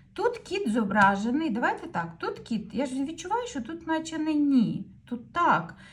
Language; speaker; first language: Ukrainian; non-native, local second language; Russian